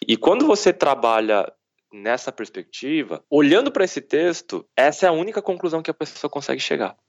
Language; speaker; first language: Portuguese; early bilingual, other home language; Korean